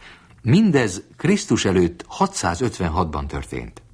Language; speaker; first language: Hungarian; native; Hungarian